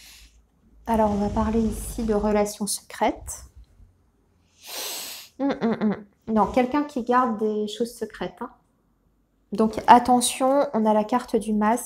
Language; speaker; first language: French; native; French